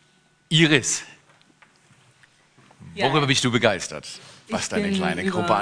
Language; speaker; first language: German; native; German